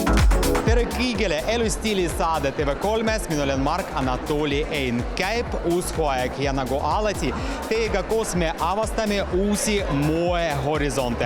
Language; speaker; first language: Estonian; non-native, local second language; Russian